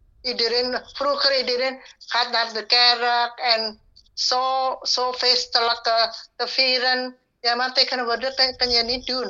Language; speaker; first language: Dutch; non-native, learner; Indonesian